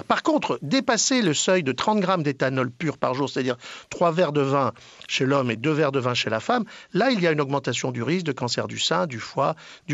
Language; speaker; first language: French; native; French